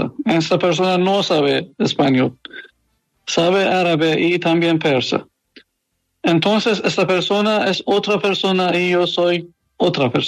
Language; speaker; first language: Spanish; non-native, learner; Persian